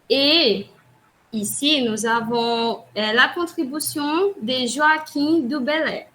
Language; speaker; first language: French; non-native, learner; Portuguese